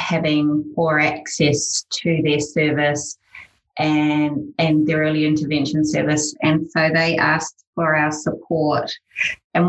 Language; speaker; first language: English; native; English